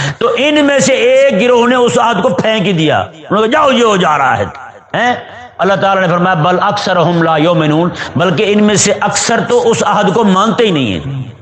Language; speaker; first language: Urdu; non-native, local second language; Punjabi